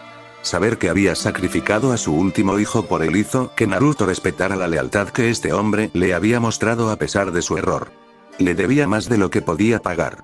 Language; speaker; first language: Spanish; native; Spanish